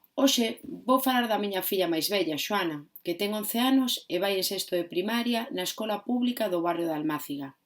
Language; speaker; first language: Galician; non-native, local second language; Spanish